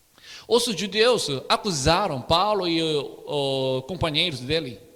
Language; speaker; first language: Portuguese; non-native, learner; Korean